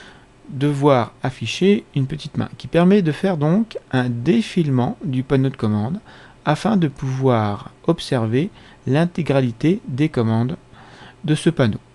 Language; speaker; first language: French; native; French